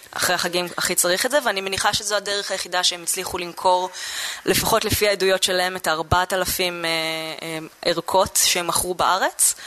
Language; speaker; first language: Hebrew; native; Hebrew